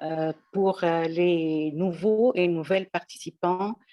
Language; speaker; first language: French; non-native, local second language; Arabic